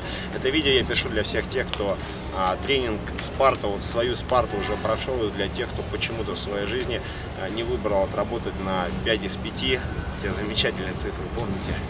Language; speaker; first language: Russian; native; Russian